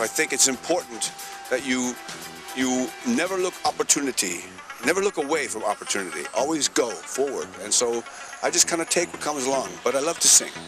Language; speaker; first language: English; native; English